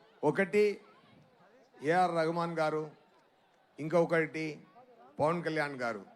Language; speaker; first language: Telugu; non-native, learner; Tamil